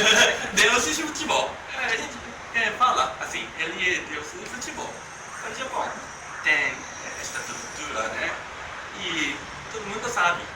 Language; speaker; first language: Portuguese; non-native, learner; Japanese